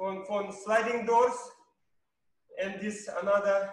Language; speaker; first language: English; non-native, learner; Russian